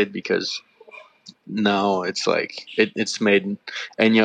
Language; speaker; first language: English; non-native, fluent; French